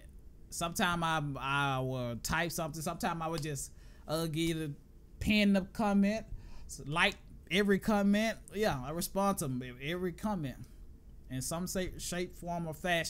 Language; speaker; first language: English; native; English